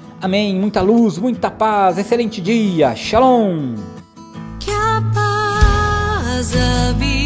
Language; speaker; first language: Portuguese; native; Portuguese